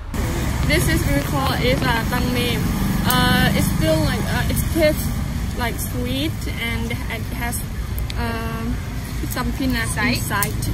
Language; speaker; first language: English; non-native, learner; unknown